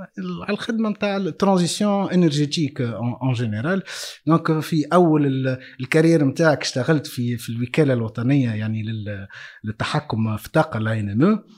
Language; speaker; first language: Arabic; native; Arabic